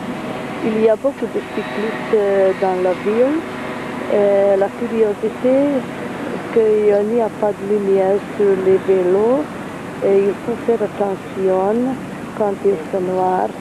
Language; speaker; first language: French; non-native, fluent; Hungarian